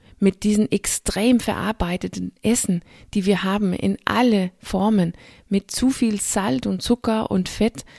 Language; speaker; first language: German; non-native, fluent; Danish